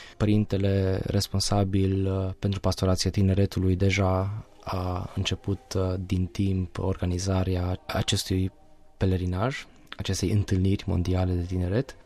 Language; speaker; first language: Romanian; non-native, local second language; Hungarian